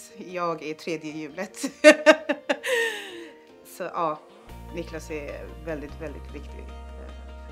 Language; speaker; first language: Swedish; native; Swedish